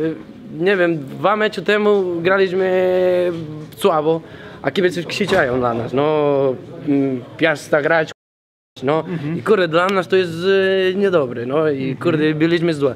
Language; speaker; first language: Polish; non-native, learner; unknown